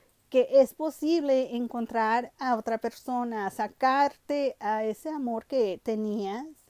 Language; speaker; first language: Spanish; early bilingual, heritage; Spanish